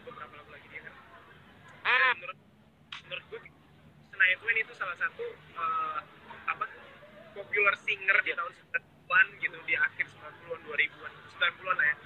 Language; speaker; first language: Indonesian; native; Indonesian